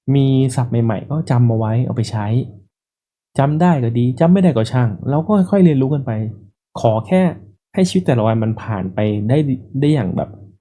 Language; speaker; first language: Thai; native; Thai